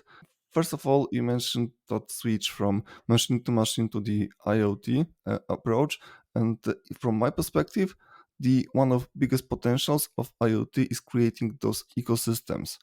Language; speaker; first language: English; non-native, fluent; Polish